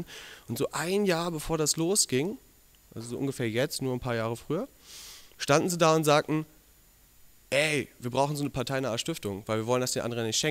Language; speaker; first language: German; native; German